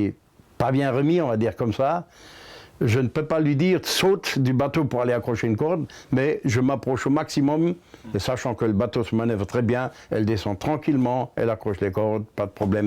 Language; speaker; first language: French; native; French